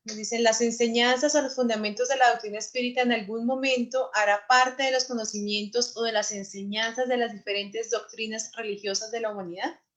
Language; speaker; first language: Spanish; native; Spanish